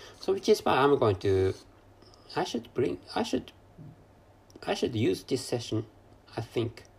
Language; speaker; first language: English; non-native, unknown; Japanese